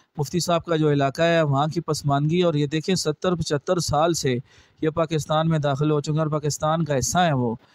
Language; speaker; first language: Urdu; non-native, local second language; Northern Hindko